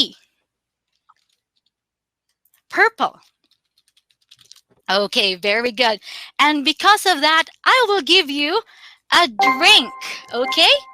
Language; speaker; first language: English; non-native, local second language; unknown